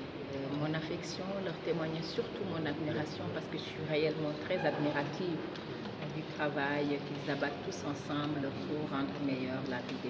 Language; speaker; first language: French; non-native, local second language; Wolof